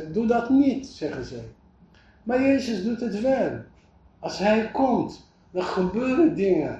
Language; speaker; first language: Dutch; non-native, fluent; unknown